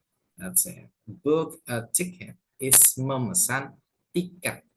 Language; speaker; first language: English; non-native, fluent; Indonesian